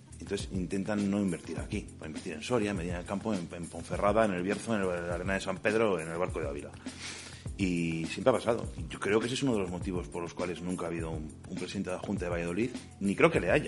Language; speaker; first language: Spanish; native; Spanish